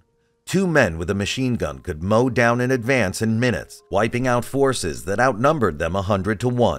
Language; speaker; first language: English; native; English